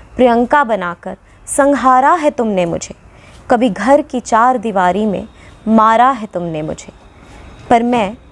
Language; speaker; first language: Hindi; non-native, local second language; Dogri